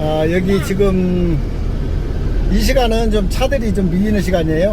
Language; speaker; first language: Korean; native; Korean